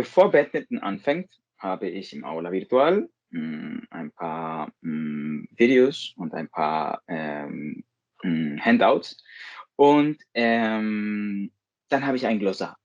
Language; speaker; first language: German; non-native, fluent; Spanish